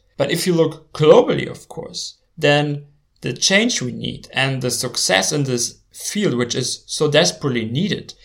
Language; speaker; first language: English; non-native, fluent; German